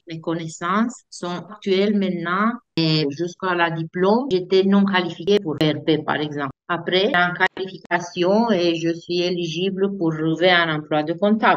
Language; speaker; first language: French; non-native, fluent; Romanian